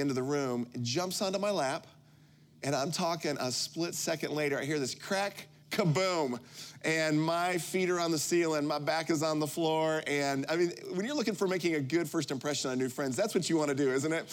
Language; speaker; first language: English; native; English